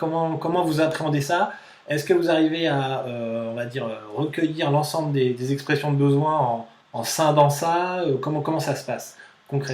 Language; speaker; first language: French; native; French